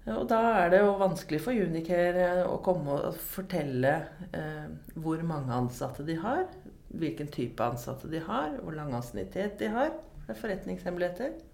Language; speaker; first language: Norwegian; native; Norwegian